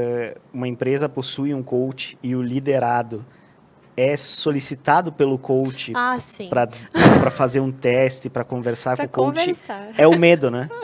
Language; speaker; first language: Portuguese; native; Portuguese